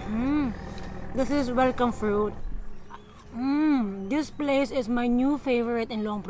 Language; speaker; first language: English; non-native, fluent; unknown